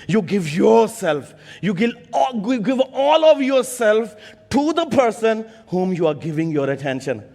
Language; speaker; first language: English; non-native, local second language; Urdu